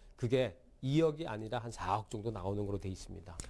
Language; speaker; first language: Korean; native; Korean